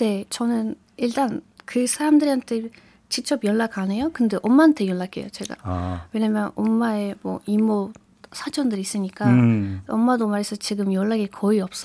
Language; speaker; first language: Korean; non-native, learner; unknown